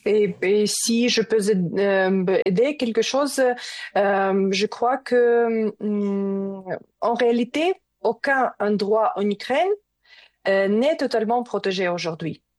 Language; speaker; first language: French; non-native, learner; Ukrainian